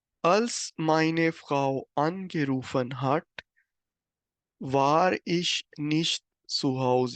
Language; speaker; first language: German; non-native, fluent; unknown